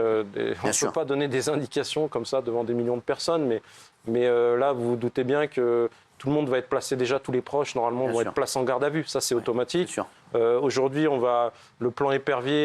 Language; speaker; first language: French; native; French